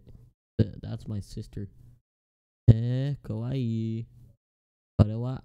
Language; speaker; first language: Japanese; non-native, learner; English